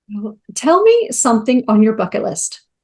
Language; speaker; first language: English; native; English